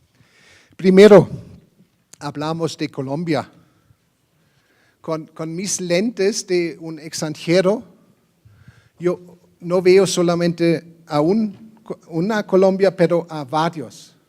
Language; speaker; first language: Spanish; non-native, fluent; German